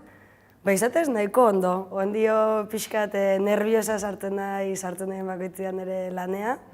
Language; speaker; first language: Basque; native; Basque